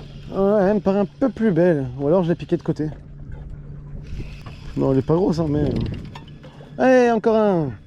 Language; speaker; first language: French; native; French